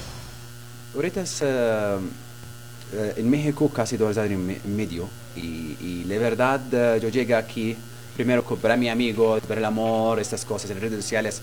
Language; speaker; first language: Spanish; non-native, learner; Arabic